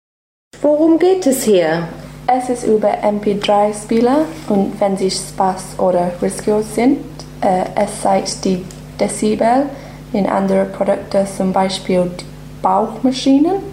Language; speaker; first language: German; non-native, learner; English